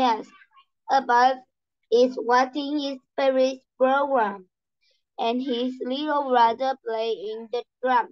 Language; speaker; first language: English; non-native, learner; Vietnamese